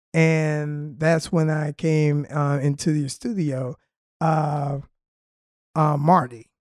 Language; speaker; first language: English; native; English